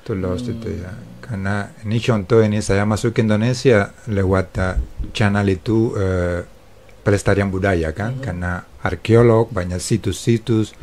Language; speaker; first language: Indonesian; non-native, fluent; Spanish